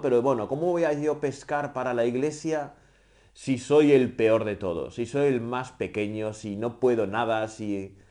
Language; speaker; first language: Spanish; native; Spanish